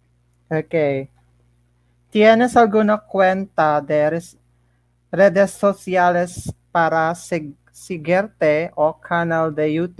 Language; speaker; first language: Spanish; non-native, learner; Filipino